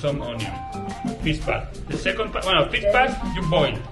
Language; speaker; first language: English; non-native, learner; Spanish